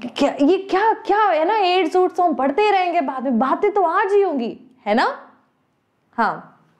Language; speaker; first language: Hindi; native; Hindi